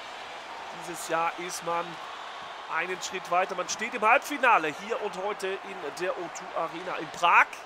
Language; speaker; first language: German; native; German